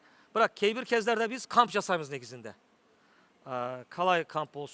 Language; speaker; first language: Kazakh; non-native, learner; Turkish